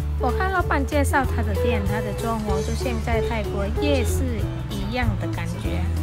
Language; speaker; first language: Chinese; non-native, fluent; Thai